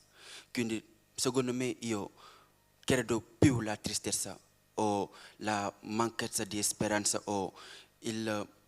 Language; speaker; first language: Italian; non-native, learner; Wolof